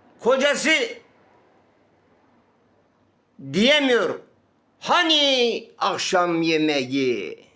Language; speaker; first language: Turkish; native; Turkish